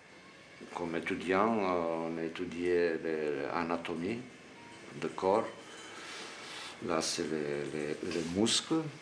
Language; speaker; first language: French; non-native, fluent; Serbian